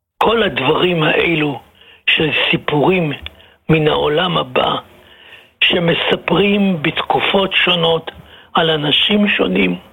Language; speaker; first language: Hebrew; native; Hebrew